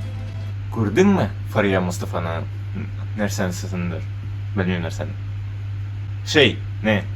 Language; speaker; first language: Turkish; non-native, learner; Tatar